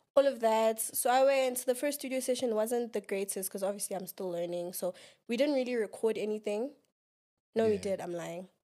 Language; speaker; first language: English; non-native, local second language; Xhosa